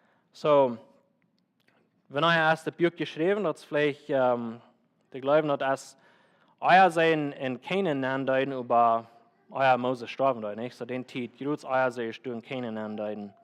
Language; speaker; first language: German; non-native, learner; Plautdietsch